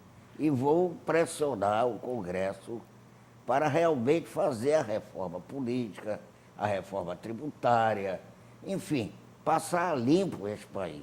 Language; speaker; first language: Portuguese; native; Portuguese